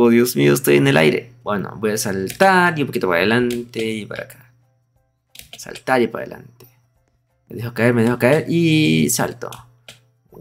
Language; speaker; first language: Spanish; native; Spanish